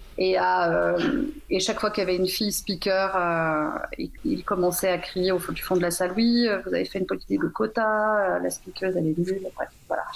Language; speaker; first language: French; native; French